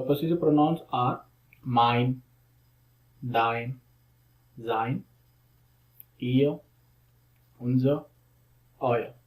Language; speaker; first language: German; non-native, learner; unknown